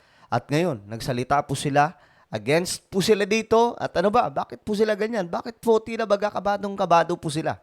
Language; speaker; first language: Filipino; native; Filipino